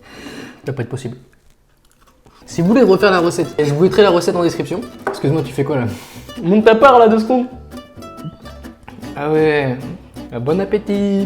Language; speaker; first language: French; native; French